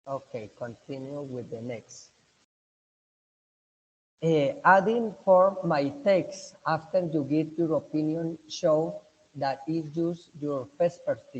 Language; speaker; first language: English; non-native, learner; Spanish